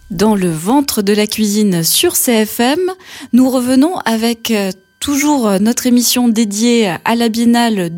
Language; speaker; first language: French; native; French